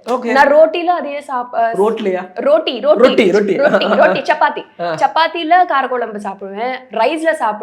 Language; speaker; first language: Tamil; non-native, learner; Telugu